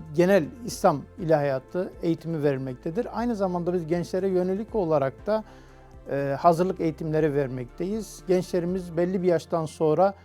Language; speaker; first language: Turkish; native; Turkish